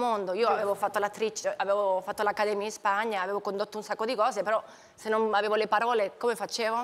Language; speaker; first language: Italian; non-native, fluent; Spanish